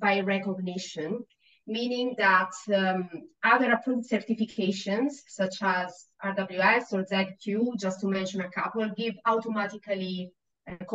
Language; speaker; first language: English; non-native, fluent; Italian